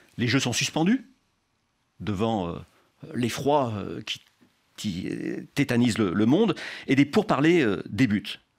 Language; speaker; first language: French; native; French